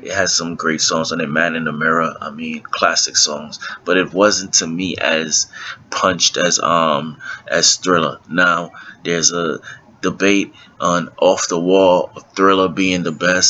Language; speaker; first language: English; native; English